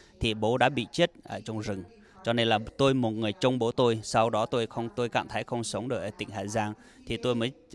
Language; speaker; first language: Vietnamese; non-native, local second language; Hmong